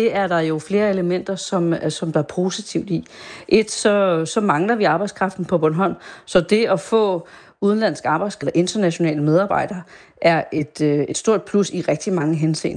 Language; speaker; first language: Danish; native; Danish